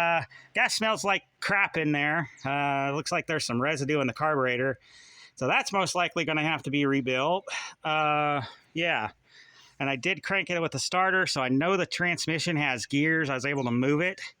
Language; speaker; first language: English; native; English